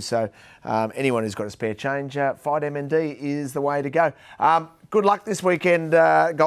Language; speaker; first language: English; native; English